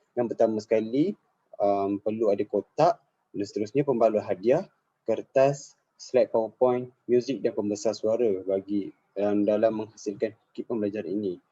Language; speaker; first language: Malay; native; Malay